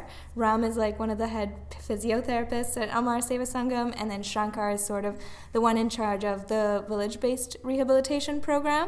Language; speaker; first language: English; non-native, local second language; Tamil